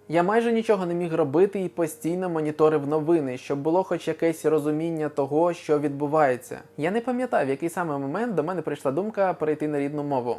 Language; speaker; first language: Ukrainian; non-native, local second language; Russian